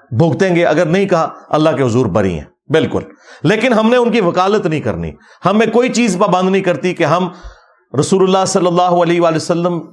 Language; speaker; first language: Urdu; non-native, local second language; Punjabi